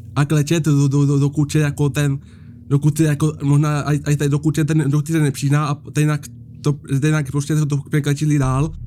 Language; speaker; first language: Czech; native; Czech